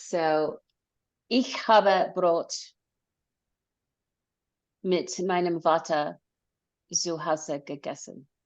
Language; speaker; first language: German; non-native, learner; English